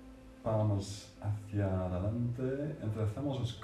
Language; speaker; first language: Spanish; non-native, fluent; English